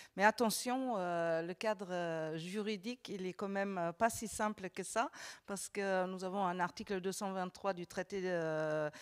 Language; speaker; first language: French; non-native, fluent; German